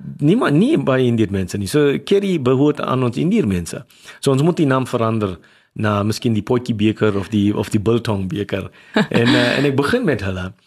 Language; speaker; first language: Afrikaans; non-native, local second language; English